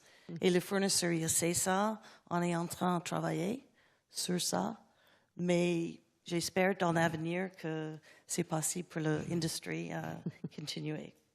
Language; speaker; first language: French; non-native, learner; English